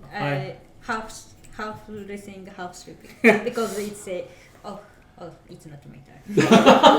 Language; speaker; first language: English; non-native, learner; Japanese